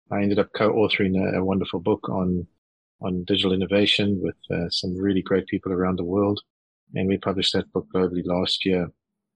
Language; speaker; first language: English; native; English